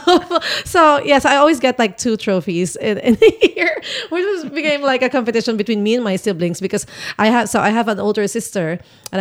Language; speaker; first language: English; non-native, local second language; Filipino